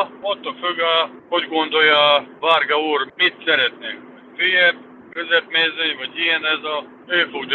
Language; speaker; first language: Hungarian; non-native, fluent; Serbian